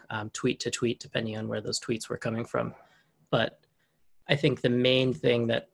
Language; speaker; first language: English; native; English